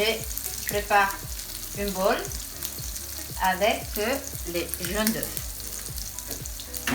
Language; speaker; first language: French; non-native, fluent; Italian